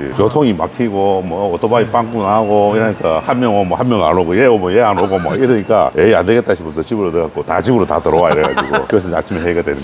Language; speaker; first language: Korean; native; Korean